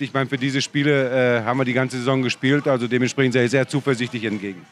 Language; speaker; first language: German; native; German